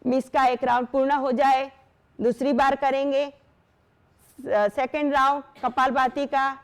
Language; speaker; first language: Hindi; non-native, local second language; Gujarati